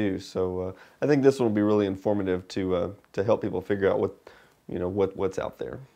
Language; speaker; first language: English; native; English